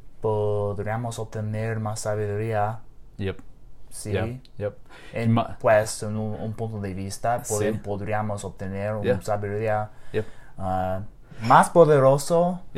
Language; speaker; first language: Spanish; non-native, learner; English